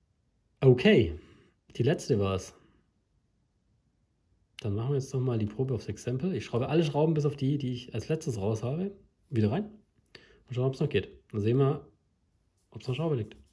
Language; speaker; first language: German; native; German